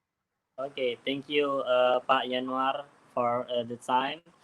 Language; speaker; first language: English; non-native, learner; Indonesian